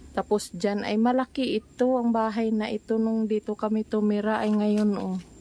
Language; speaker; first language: Filipino; non-native, local second language; Cebuano